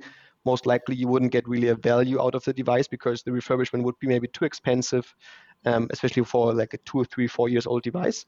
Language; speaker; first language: English; non-native, fluent; German